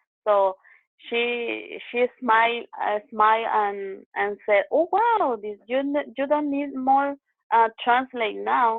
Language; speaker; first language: English; non-native, learner; Spanish